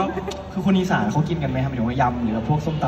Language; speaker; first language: Thai; native; Thai